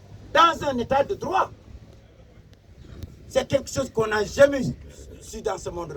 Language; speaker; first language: French; non-native, local second language; Wolof